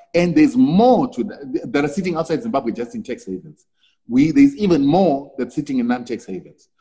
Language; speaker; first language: English; non-native, local second language; Shona